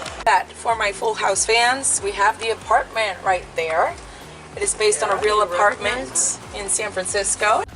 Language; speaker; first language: English; native; English